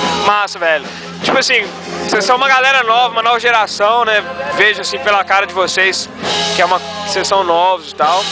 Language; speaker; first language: Portuguese; native; Portuguese